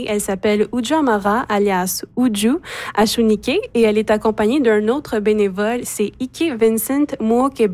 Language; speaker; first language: French; native; French